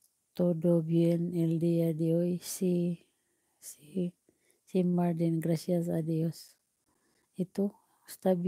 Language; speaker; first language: Spanish; non-native, learner; Filipino